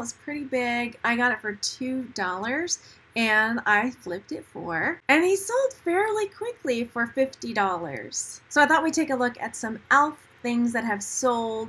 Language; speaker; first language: English; native; English